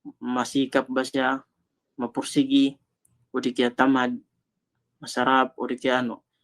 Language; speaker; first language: Filipino; non-native, local second language; Cebuano